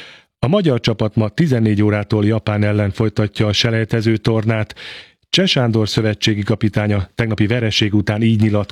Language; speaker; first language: Hungarian; native; Hungarian